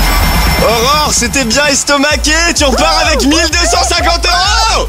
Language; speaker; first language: French; native; French